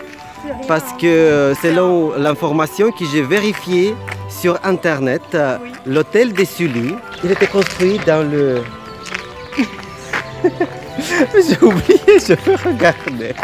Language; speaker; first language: French; non-native, fluent; Russian